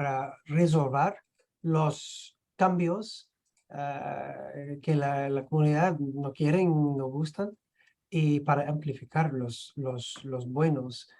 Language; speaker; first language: Spanish; non-native, fluent; English